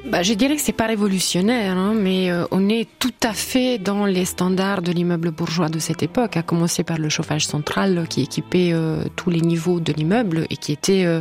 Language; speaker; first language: French; native; French